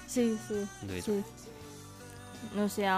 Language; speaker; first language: Catalan; non-native, learner; Indonesian